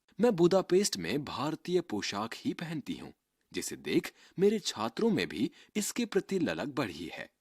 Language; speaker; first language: Hindi; native; Hindi